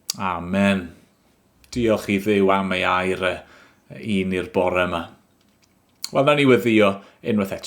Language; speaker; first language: Welsh; native; Welsh